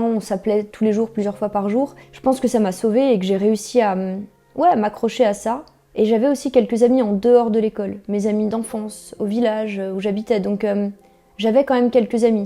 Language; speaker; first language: French; native; French